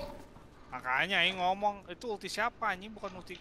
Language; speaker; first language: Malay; non-native, local second language; Sundanese